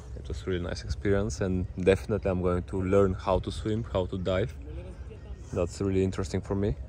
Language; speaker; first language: English; non-native, fluent; Bulgarian